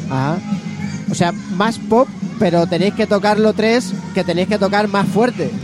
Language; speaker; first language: Spanish; native; Spanish